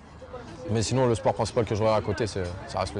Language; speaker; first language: French; native; French